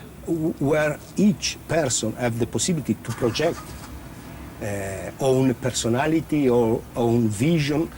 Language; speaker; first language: English; non-native, learner; Italian